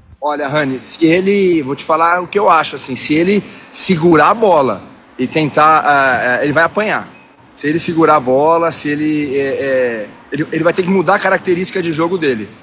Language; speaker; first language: Portuguese; native; Portuguese